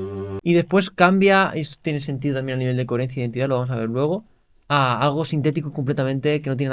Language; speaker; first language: Spanish; native; Spanish